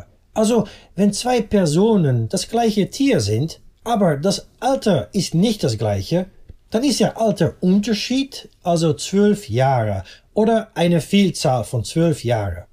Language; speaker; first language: German; non-native, fluent; Dutch